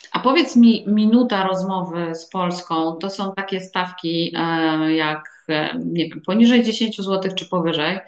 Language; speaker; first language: Polish; native; Polish